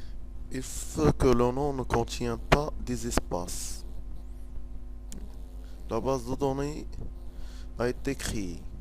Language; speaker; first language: French; non-native, local second language; Arabic